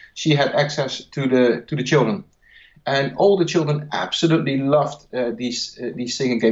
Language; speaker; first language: English; non-native, fluent; Dutch